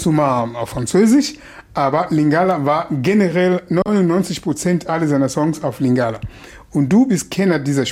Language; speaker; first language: German; non-native, fluent; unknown